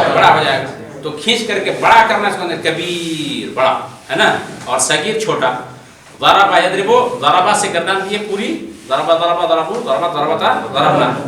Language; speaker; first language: Urdu; non-native, local second language; Bangla